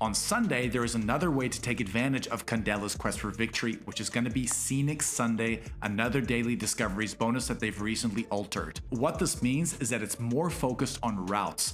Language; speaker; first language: English; native; English